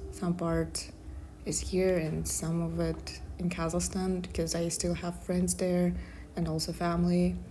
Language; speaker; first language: English; non-native, fluent; Kazakh